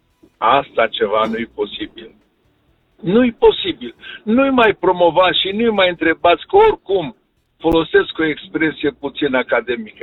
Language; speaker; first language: Romanian; native; Romanian